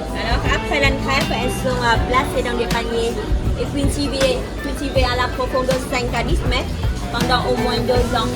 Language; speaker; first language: French; non-native, fluent; Vietnamese